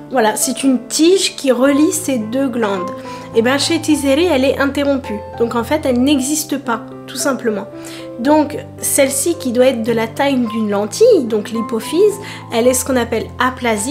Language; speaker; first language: French; native; French